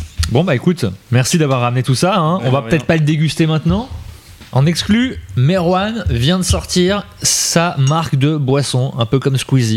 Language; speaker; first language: French; native; French